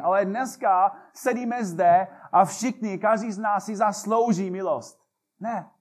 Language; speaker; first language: Czech; non-native, fluent; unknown